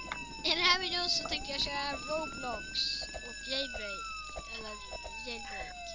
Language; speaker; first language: Swedish; native; Swedish